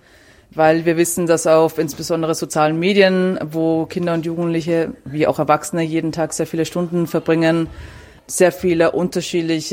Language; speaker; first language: German; native; German